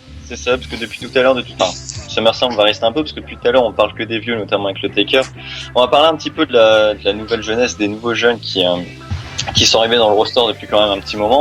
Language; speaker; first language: French; native; French